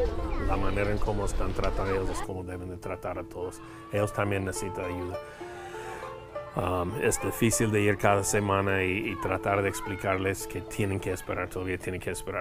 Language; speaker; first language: Spanish; non-native, fluent; English